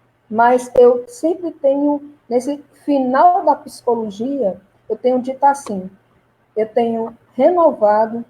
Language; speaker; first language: Portuguese; native; Portuguese